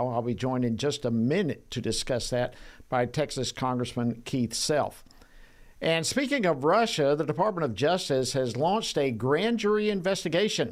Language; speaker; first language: English; native; English